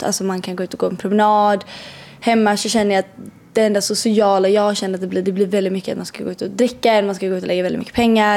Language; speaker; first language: Swedish; native; Swedish